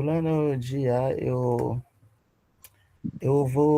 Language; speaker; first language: Portuguese; non-native, learner; Haitian Creole